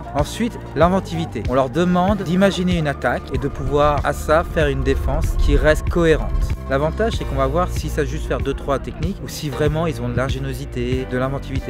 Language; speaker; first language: French; native; French